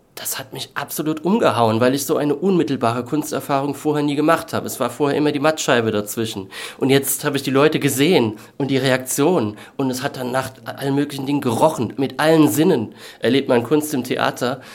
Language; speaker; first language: German; native; German